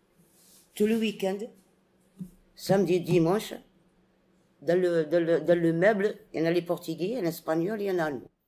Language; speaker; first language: French; non-native, local second language; Arabic